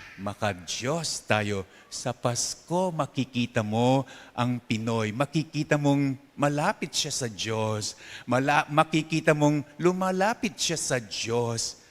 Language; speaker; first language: Filipino; non-native, local second language; Pampanga